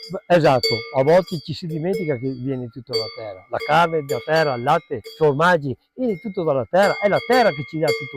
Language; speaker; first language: Italian; non-native, local second language; Venetian